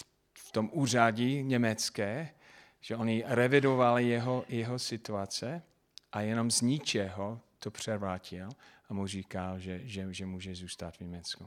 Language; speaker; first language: Czech; non-native, fluent; English